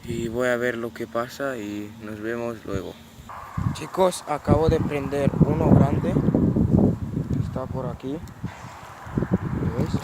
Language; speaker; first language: Spanish; non-native, local second language; Catalan